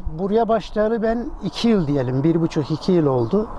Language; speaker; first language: Turkish; native; Turkish